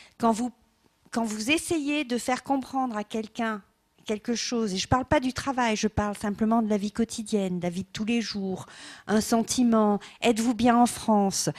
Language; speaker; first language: French; non-native, fluent; English